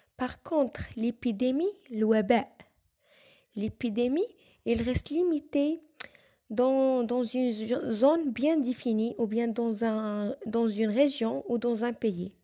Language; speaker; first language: French; non-native, local second language; Arabic